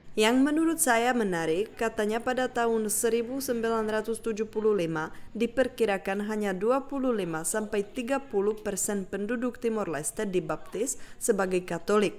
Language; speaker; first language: Indonesian; non-native, fluent; Czech